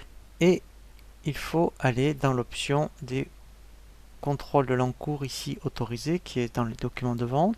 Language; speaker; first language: French; native; French